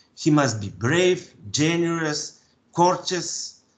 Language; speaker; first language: English; non-native, fluent; Slovenian